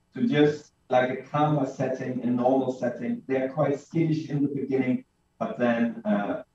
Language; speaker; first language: English; non-native, fluent; German